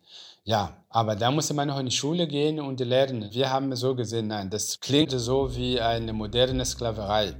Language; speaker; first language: German; non-native, learner; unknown